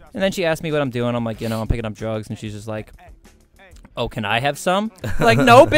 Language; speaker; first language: English; native; English